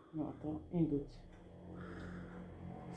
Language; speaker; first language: French; non-native, local second language; Arabic